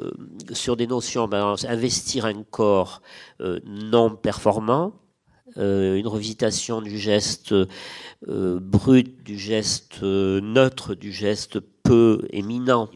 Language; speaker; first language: French; native; French